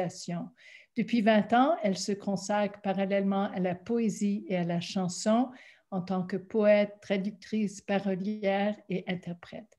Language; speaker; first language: French; non-native, local second language; English